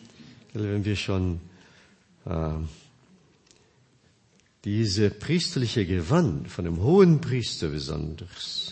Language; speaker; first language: German; non-native, fluent; Korean